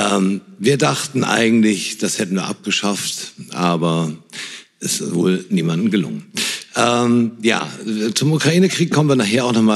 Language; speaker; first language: German; native; German